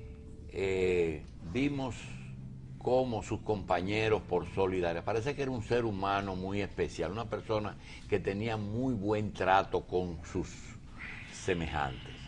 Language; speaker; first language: Spanish; native; Spanish